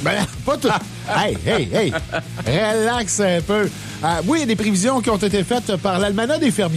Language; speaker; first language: French; native; French